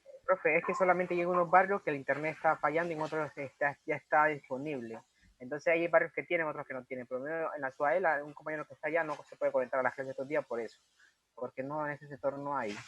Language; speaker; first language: Spanish; native; Spanish